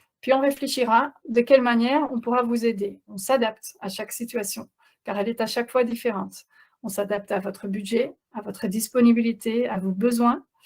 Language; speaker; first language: French; non-native, fluent; Dutch